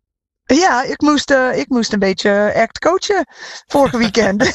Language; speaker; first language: Dutch; non-native, fluent; English